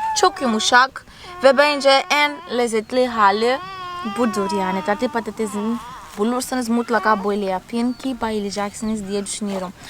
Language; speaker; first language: Turkish; non-native, fluent; Portuguese